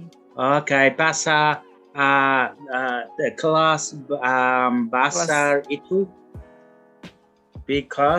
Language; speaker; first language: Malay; non-native, learner; English